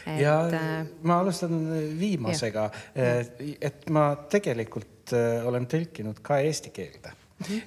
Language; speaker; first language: Estonian; non-native, fluent; Norwegian